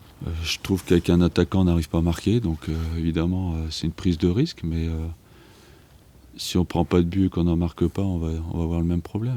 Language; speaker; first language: French; native; French